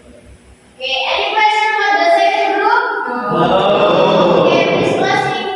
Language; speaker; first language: English; non-native, learner; Indonesian